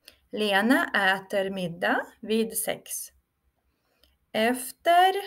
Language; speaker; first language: Swedish; non-native, fluent; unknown